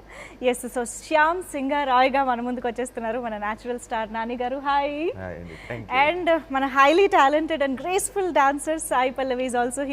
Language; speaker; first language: Telugu; native; Telugu